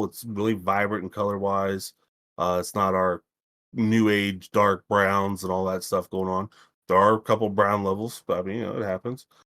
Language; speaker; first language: English; native; English